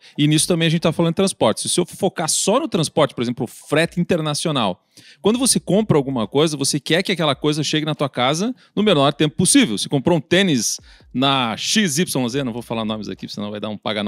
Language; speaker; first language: Portuguese; native; Portuguese